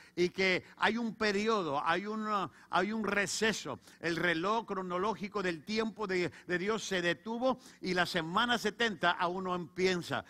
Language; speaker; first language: Spanish; native; Spanish